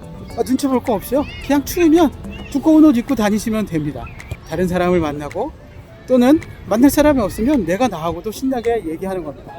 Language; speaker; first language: Korean; native; Korean